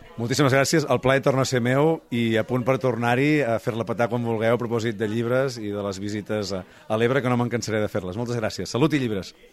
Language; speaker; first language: Catalan; native; Catalan